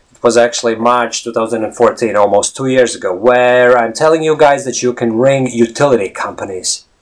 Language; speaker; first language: English; non-native, fluent; Latvian